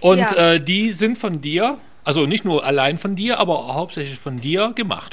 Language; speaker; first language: German; native; German